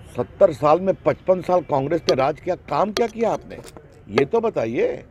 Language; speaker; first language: Hindi; native; Hindi